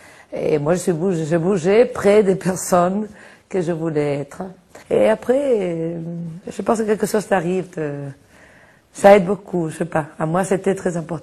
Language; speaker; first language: French; non-native, fluent; Spanish